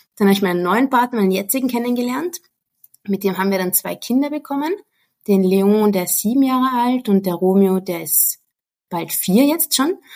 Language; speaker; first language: German; native; German